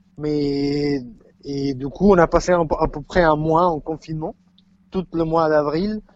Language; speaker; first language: French; non-native, fluent; Spanish